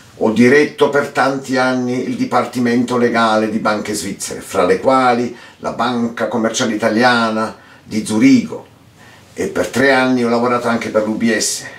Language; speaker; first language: Italian; early bilingual, heritage; Italian